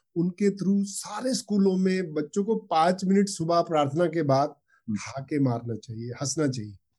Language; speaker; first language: Hindi; non-native, local second language; Punjabi